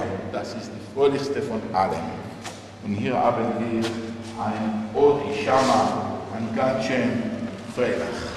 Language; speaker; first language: German; non-native, fluent; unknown